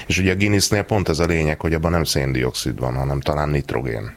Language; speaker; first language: Hungarian; native; Hungarian